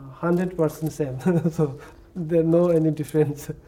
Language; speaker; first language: English; non-native, learner; Tibetan